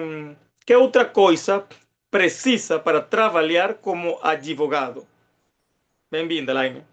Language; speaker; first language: Portuguese; non-native, fluent; Spanish